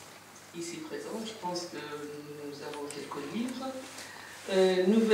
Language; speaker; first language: French; non-native, fluent; Persian